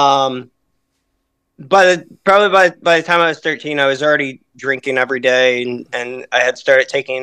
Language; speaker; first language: English; native; English